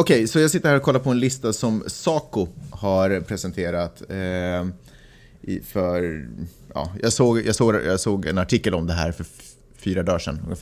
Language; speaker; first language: Swedish; native; Swedish